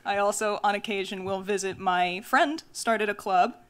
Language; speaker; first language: English; native; English